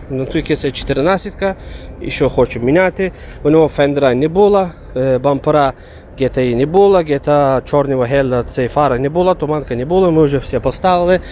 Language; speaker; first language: Ukrainian; early bilingual, heritage; Turkish